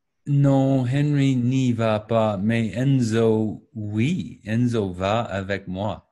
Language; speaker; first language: French; non-native, learner; English